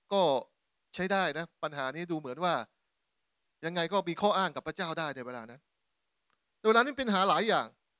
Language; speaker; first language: Thai; native; Thai